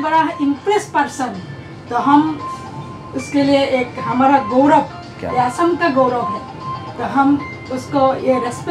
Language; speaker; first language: Hindi; non-native, local second language; Assamese